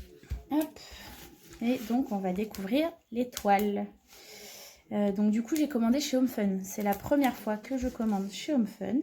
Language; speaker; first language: French; native; French